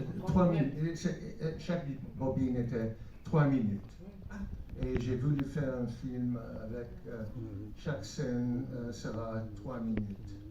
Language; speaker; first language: French; non-native, fluent; English